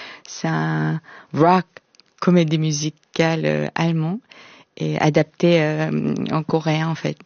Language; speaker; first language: French; non-native, fluent; Korean